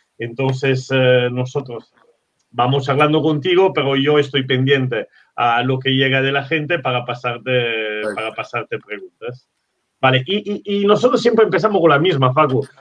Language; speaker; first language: Spanish; non-native, fluent; Italian